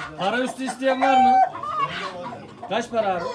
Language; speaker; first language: Turkish; native; Turkish